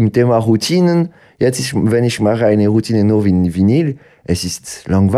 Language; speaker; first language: German; non-native, local second language; French